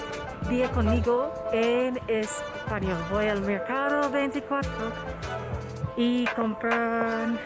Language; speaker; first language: Spanish; non-native, learner; English